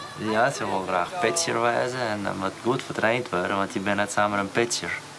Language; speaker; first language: Dutch; non-native, local second language; Western Frisian